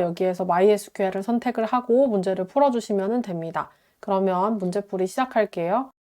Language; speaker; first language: Korean; native; Korean